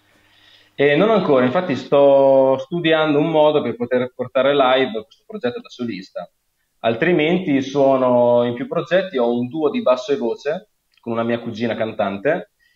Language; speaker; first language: Italian; native; Italian